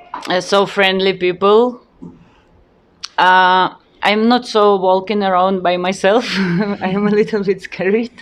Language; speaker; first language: English; non-native, learner; Ukrainian